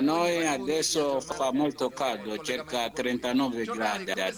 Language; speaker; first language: Italian; non-native, learner; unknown